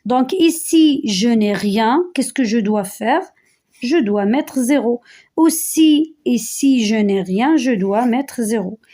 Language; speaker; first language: French; non-native, local second language; Arabic